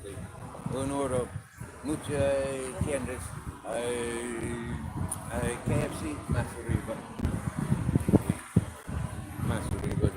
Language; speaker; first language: Spanish; non-native, learner; English